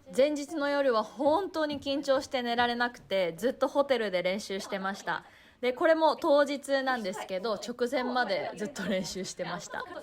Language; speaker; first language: Japanese; native; Japanese